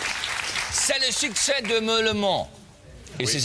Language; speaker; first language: French; non-native, learner; German